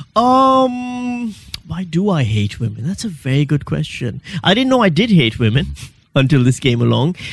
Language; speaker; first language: English; non-native, local second language; Urdu